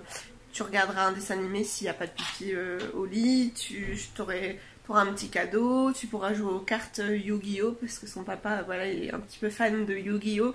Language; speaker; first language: French; native; French